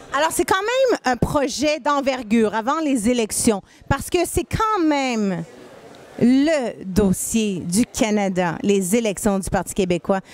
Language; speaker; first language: French; native; French